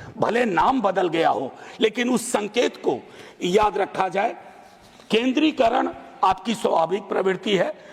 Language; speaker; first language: Hindi; native; Hindi